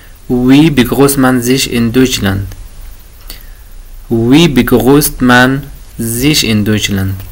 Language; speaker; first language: German; non-native, fluent; Persian